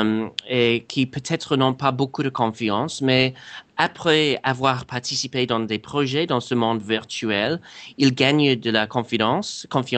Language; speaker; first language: French; non-native, fluent; English